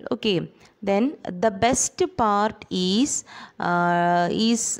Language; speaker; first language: English; non-native, local second language; Malayalam